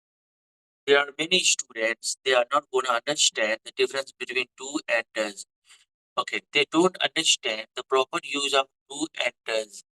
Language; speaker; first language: English; non-native, fluent; Hindi